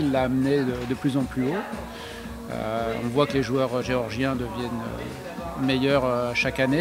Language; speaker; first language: French; native; French